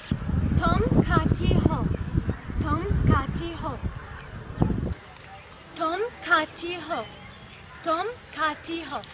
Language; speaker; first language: Hindi; non-native, learner; Arabic